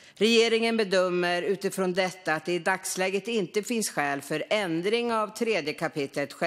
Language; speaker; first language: Swedish; native; Swedish